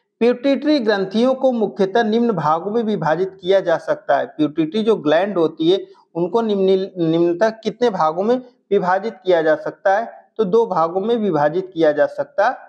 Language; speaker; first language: Hindi; native; Hindi